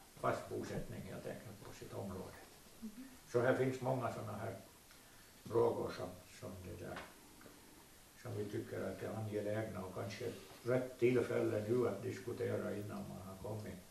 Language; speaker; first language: Swedish; native; Swedish